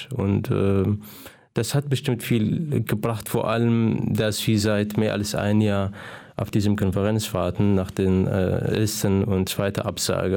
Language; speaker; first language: German; non-native, fluent; Arabic